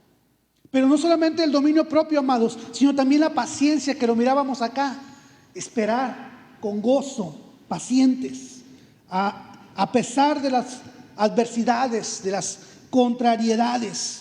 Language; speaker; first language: Spanish; native; Spanish